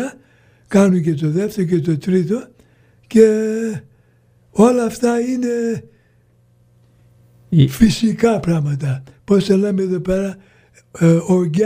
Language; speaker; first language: Greek; early bilingual, heritage; Greek